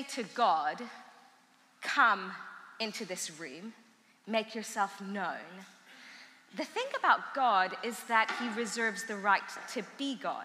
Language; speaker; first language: English; early bilingual, other home language; Armenian